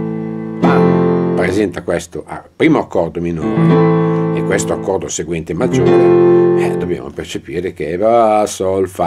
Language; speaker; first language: Italian; native; Italian